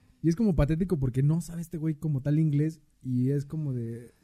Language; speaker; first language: Spanish; native; Spanish